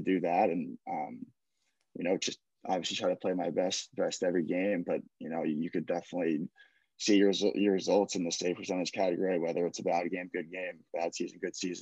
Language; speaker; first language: English; native; English